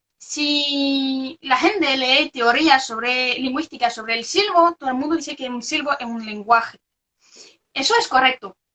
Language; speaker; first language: Spanish; non-native, fluent; French